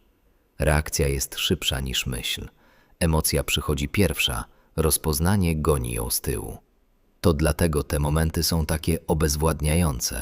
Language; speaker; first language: Polish; native; Polish